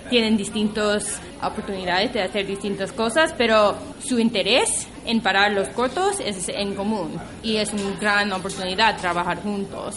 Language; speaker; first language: Spanish; non-native, fluent; English